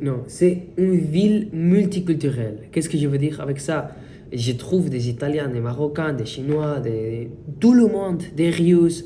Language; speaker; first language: French; non-native, fluent; Spanish